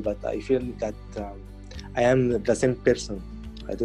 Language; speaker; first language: English; non-native, learner; Arabic